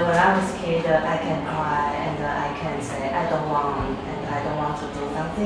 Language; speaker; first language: English; non-native, learner; Chinese